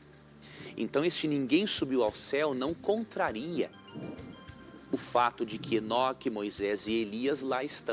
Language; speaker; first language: Portuguese; native; Portuguese